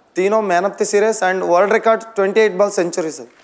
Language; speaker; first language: Hindi; non-native, local second language; Kannada